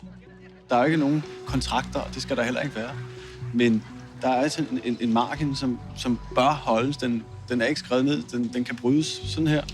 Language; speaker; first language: Danish; native; Danish